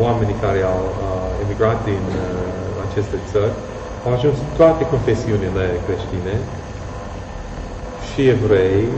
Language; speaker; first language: Romanian; non-native, fluent; English